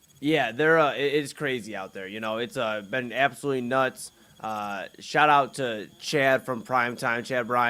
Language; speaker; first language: English; native; English